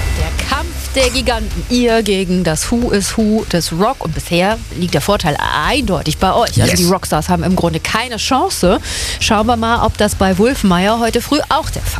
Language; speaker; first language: German; native; German